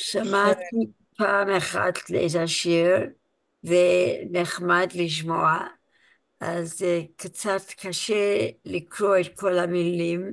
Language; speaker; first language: Hebrew; non-native, learner; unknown